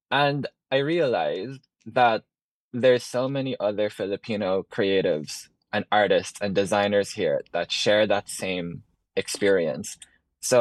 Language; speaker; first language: English; native; English